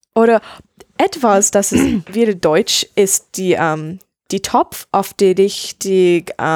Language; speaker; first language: German; non-native, learner; English